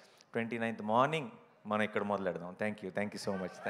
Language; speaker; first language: Telugu; native; Telugu